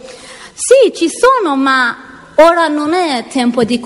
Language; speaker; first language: Italian; non-native, learner; Persian